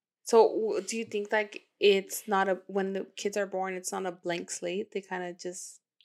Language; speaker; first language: English; early bilingual, other home language; Spanish